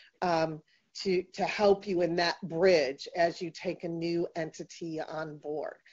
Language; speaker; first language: English; native; English